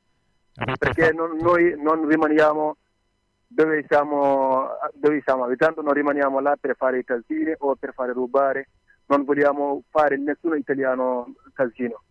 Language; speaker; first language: Italian; non-native, learner; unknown